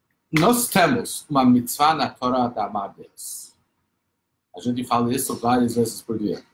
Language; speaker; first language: Portuguese; non-native, fluent; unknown